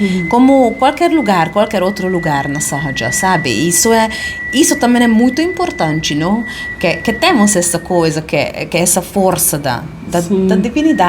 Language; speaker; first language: Portuguese; non-native, fluent; Hungarian